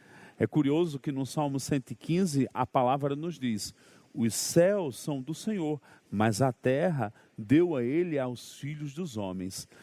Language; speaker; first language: Portuguese; native; Portuguese